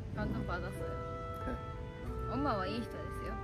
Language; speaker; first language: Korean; non-native, learner; Japanese